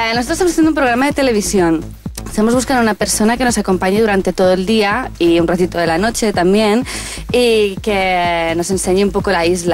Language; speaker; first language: Spanish; native; Spanish